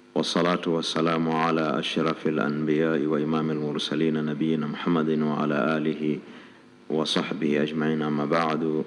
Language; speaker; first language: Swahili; native; Swahili